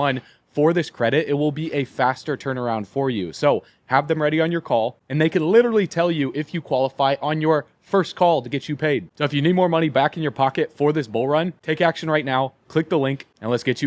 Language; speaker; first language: English; native; English